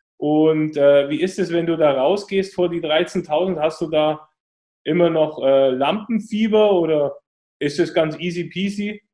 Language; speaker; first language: German; native; German